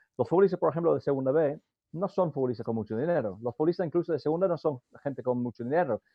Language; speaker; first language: Spanish; non-native, fluent; English